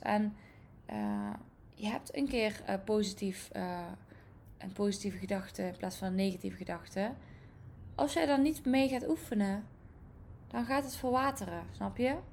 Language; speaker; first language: Dutch; native; Dutch